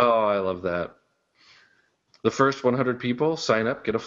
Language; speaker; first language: English; native; English